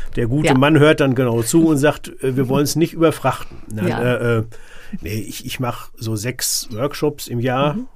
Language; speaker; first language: German; native; German